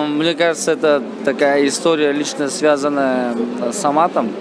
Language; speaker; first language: Russian; non-native, local second language; Kyrgyz